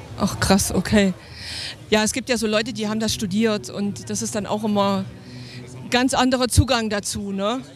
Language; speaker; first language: German; native; German